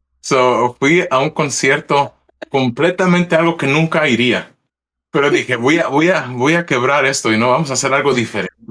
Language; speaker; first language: Spanish; early bilingual, heritage; Spanish